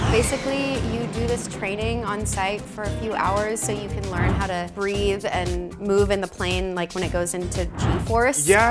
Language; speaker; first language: English; native; English